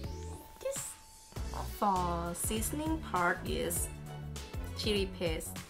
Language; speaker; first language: English; non-native, learner; Thai